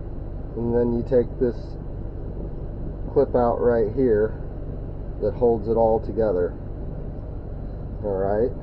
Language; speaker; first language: English; native; English